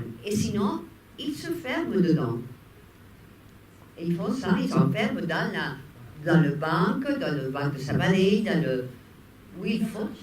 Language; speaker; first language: French; non-native, fluent; Spanish